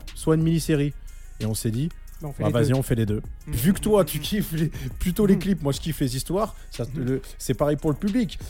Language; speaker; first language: French; native; French